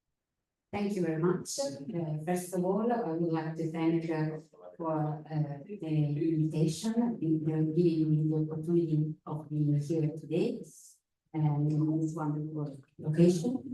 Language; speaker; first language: English; non-native, fluent; Italian